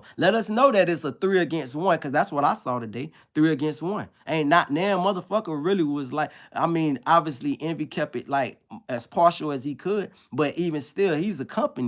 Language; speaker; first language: English; native; English